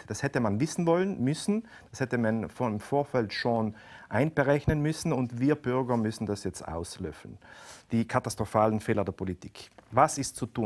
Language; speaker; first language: German; native; German